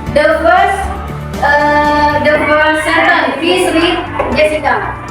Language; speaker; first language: English; non-native, learner; Indonesian